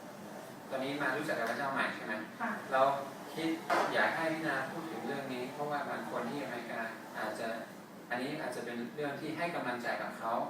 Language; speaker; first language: Thai; non-native, fluent; English